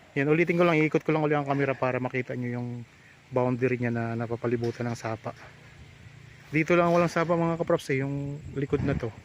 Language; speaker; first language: Filipino; non-native, local second language; Cebuano